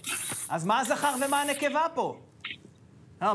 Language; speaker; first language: Hebrew; native; Hebrew